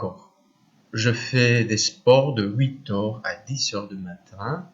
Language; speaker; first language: French; non-native, learner; Spanish